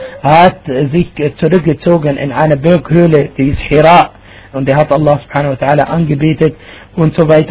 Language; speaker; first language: German; non-native, fluent; Arabic